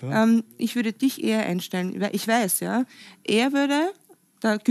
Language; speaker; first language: German; native; German